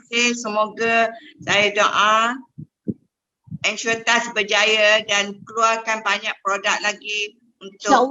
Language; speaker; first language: Malay; native; Malay